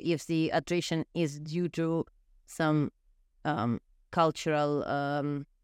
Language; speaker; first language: English; non-native, fluent; Ukrainian